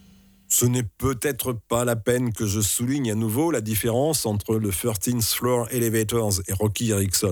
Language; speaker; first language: French; native; French